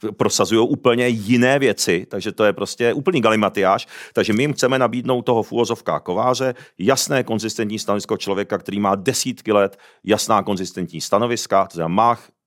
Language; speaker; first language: Czech; early bilingual, other home language; Japanese